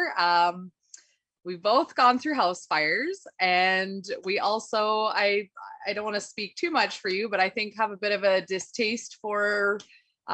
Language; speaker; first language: English; native; English